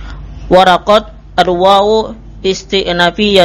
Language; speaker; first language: Arabic; non-native, learner; Indonesian